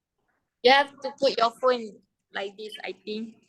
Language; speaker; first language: English; non-native, learner; Malay